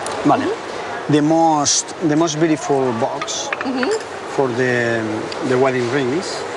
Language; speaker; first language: English; non-native, learner; Spanish